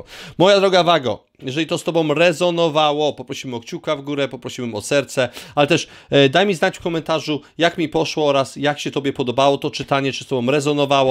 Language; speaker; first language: Polish; native; Polish